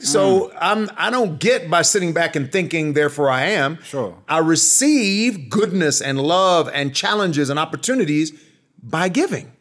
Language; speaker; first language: English; native; English